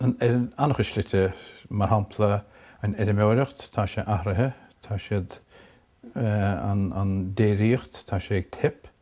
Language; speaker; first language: Irish; non-native, local second language; English